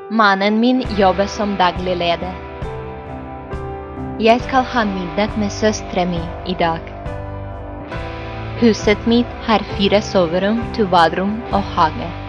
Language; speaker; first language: Norwegian; non-native, fluent; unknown